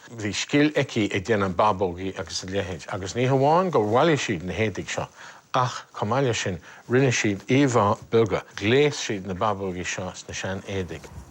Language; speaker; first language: Irish; native; Irish